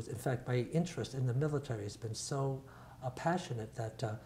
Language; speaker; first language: English; early bilingual, other home language; Italian